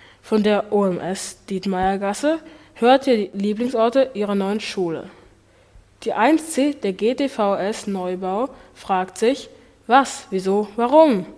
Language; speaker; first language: German; native; German